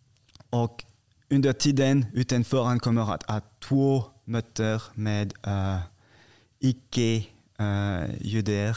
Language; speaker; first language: Swedish; non-native, fluent; French